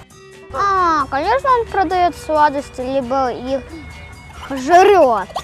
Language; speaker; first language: Russian; non-native, local second language; Ukrainian